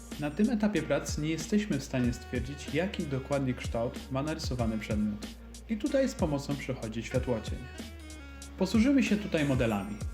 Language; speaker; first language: Polish; native; Polish